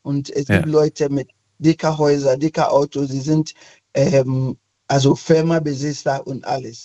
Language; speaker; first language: German; non-native, fluent; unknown